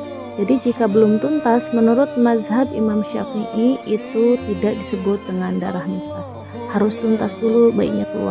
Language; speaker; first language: Indonesian; native; Indonesian